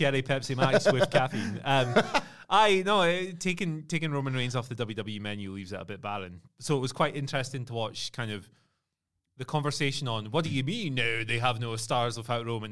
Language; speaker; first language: English; native; English